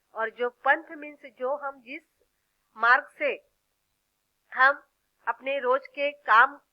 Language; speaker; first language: Hindi; non-native, local second language; Marathi